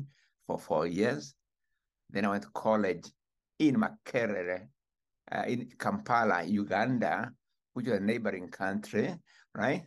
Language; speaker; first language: English; non-native, local second language; Kikuyu